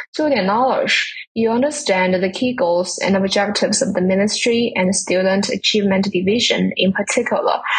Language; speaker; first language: English; non-native, fluent; Chinese